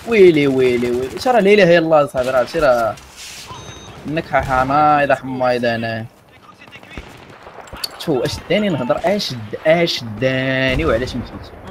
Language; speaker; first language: Arabic; native; Arabic